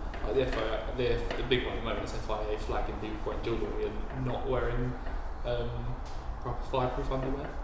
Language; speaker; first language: English; native; English